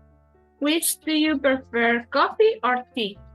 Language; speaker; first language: English; non-native, learner; Spanish